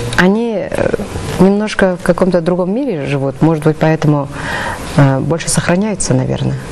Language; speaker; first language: Russian; non-native, local second language; Kazakh